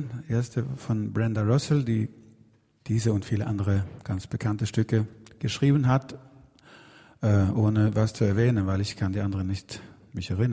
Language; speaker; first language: German; non-native, fluent; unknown